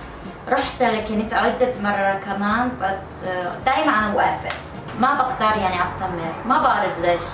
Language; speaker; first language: Arabic; non-native, learner; Korean